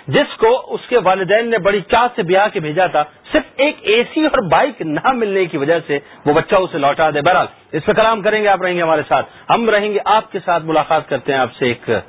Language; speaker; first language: Urdu; native; Urdu